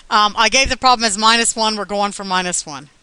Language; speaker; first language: English; native; English